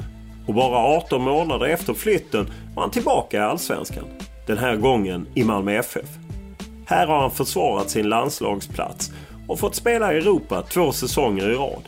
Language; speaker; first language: Swedish; native; Swedish